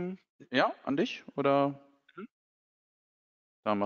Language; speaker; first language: German; native; German